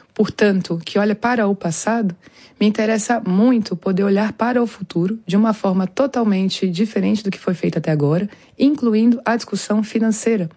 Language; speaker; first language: Portuguese; native; Portuguese